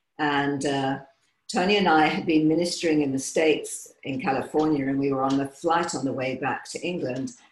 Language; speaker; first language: English; native; English